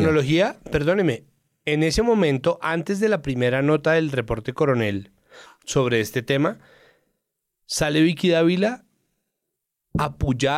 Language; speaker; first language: Spanish; native; Spanish